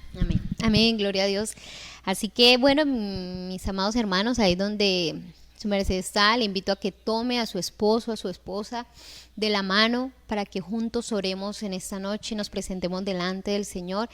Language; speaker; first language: Spanish; native; Spanish